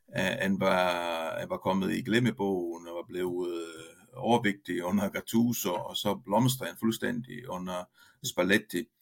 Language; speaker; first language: Danish; non-native, fluent; Italian